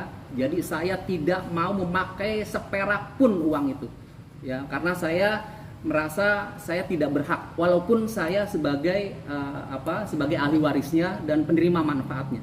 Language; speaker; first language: Indonesian; native; Indonesian